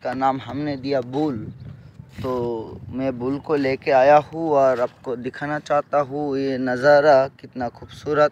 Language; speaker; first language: Hindi; non-native, learner; Bangla